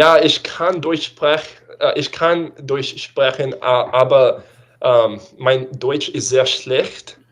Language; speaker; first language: German; non-native, learner; English